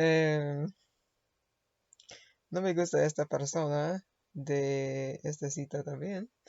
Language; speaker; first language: Spanish; non-native, learner; English